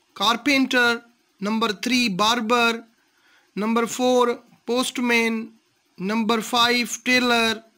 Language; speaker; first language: Urdu; non-native, local second language; Sindhi